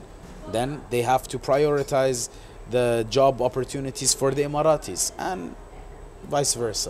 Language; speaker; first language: English; non-native, local second language; Arabic